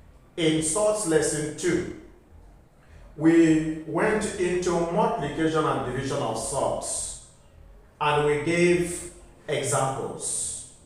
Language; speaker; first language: English; non-native, local second language; Igbo